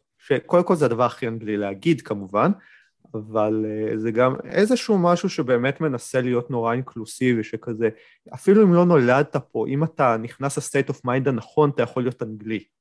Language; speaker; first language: Hebrew; native; Hebrew